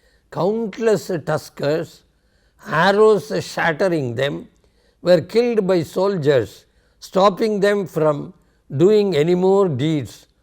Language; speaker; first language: English; non-native, local second language; Tamil